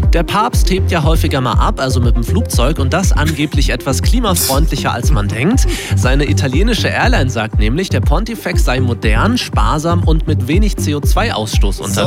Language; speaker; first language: German; native; German